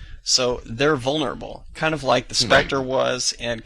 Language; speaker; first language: English; native; English